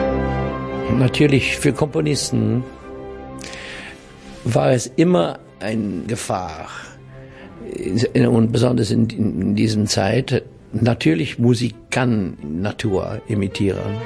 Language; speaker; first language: German; non-native, learner; English